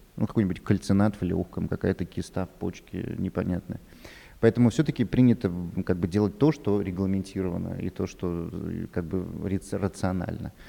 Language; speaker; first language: Russian; native; Russian